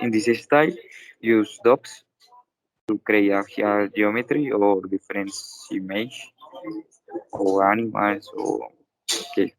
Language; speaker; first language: English; non-native, learner; Spanish